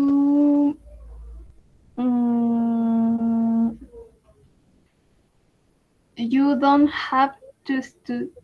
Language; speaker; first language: English; non-native, learner; Spanish